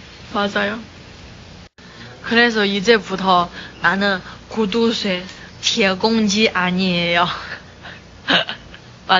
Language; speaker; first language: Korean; non-native, learner; Chinese